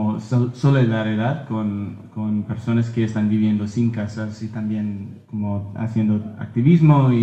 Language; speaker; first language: Spanish; early bilingual, heritage; Spanish